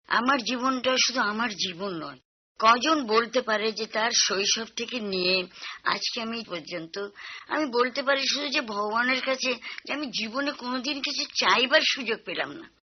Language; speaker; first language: Bangla; native; Bangla